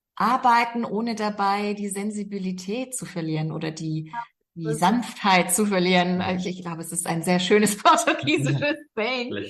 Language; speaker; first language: German; native; German